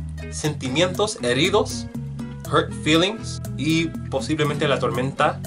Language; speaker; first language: Spanish; non-native, fluent; English